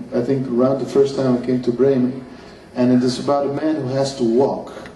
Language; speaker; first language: English; non-native, fluent; Western Frisian